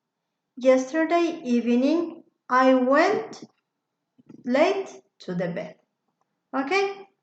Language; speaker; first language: English; non-native, fluent; Spanish